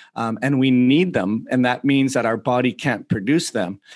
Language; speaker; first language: English; native; English